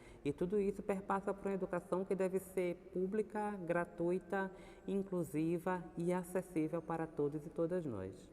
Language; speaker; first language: Portuguese; native; Portuguese